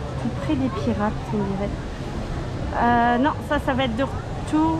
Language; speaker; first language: French; native; French